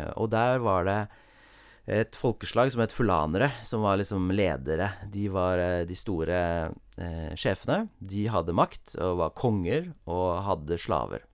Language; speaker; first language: Norwegian; early bilingual, heritage; Norwegian